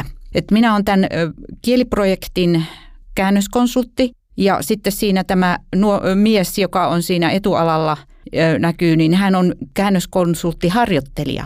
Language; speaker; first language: Finnish; native; Finnish